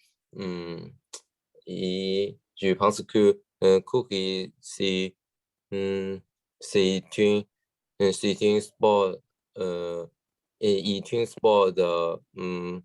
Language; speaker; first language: French; non-native, learner; Chinese